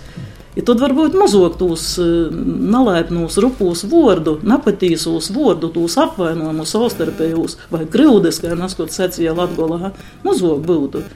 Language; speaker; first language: Latvian; native; Latvian